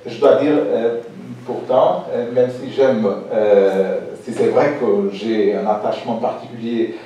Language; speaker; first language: French; non-native, fluent; Portuguese